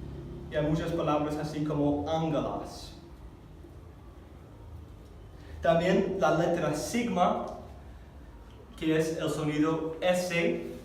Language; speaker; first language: Spanish; non-native, fluent; English